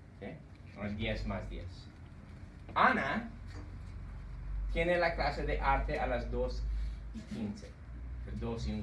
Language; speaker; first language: Spanish; non-native, fluent; English